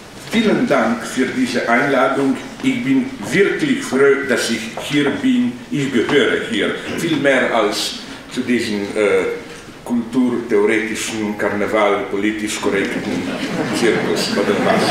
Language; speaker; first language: German; non-native, fluent; Slovenian